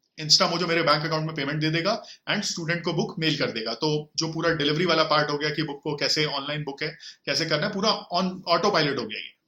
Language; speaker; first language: Hindi; native; Hindi